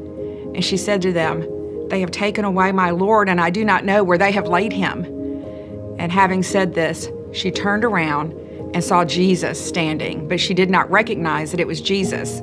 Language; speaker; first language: English; native; English